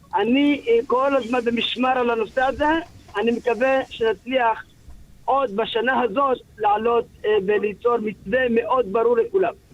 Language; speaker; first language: Hebrew; early bilingual, other home language; Amharic